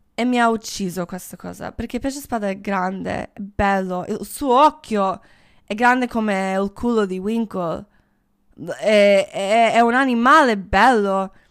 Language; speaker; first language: Italian; non-native, fluent; English